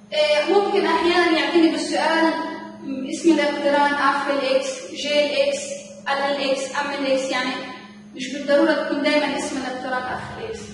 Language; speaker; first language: Arabic; native; Arabic